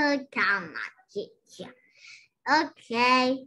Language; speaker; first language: English; non-native, learner; Vietnamese